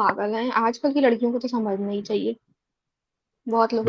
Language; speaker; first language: Hindi; native; Hindi